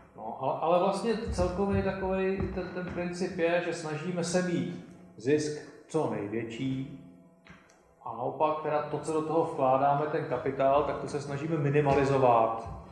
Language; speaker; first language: Czech; native; Czech